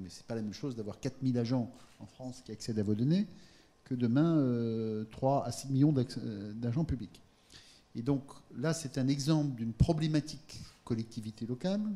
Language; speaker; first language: French; native; French